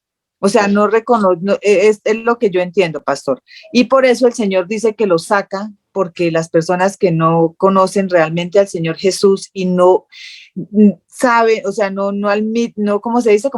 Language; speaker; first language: Spanish; native; Spanish